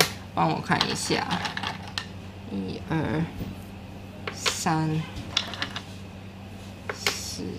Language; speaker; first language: Chinese; non-native, learner; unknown